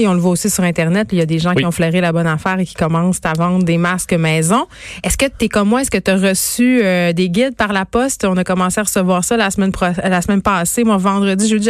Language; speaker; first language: French; native; French